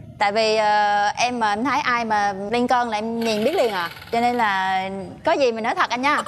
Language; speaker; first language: Vietnamese; native; Vietnamese